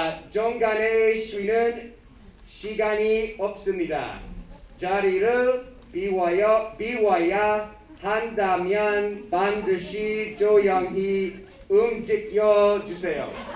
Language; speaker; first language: Korean; non-native, learner; English